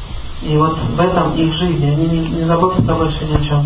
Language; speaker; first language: Russian; native; Russian